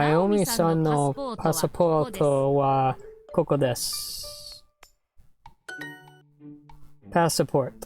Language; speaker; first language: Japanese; non-native, learner; English